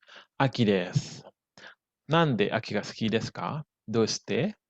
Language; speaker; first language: Japanese; non-native, fluent; Indonesian